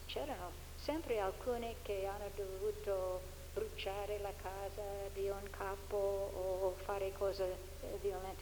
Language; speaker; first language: Italian; non-native, fluent; English